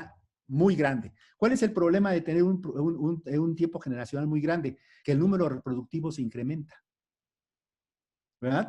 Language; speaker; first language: Spanish; native; Spanish